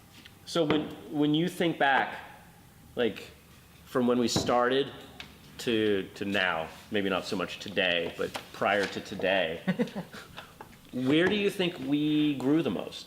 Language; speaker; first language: English; native; English